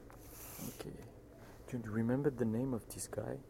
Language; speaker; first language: English; non-native, fluent; French